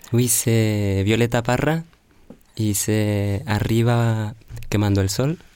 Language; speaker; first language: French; non-native, fluent; Spanish